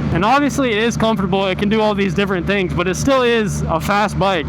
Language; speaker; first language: English; native; English